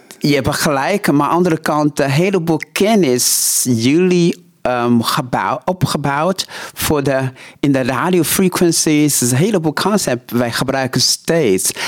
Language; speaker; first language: Dutch; non-native, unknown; Chinese